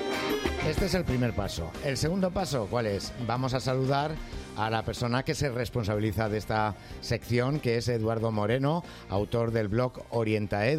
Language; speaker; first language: Spanish; native; Spanish